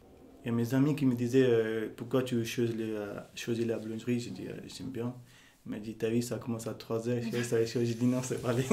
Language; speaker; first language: French; non-native, learner; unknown